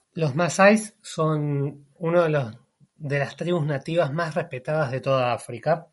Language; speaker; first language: Spanish; native; Spanish